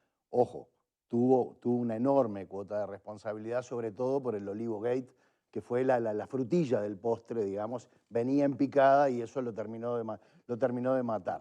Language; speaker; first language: Spanish; native; Spanish